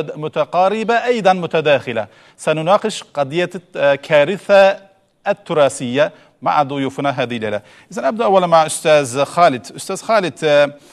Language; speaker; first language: Arabic; non-native, fluent; Turkish